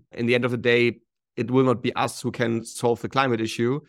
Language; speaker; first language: English; non-native, fluent; German